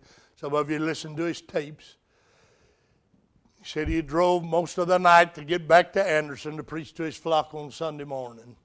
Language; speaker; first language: English; native; English